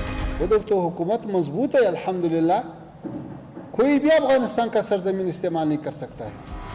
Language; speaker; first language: Hindi; non-native, learner; Pashto